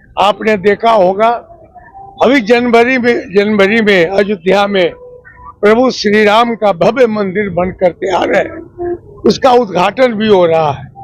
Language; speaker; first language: Hindi; native; Hindi